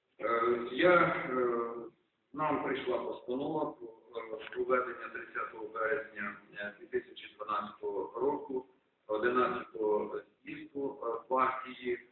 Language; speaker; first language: Ukrainian; native; Ukrainian